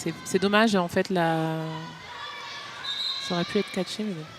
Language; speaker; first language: French; native; French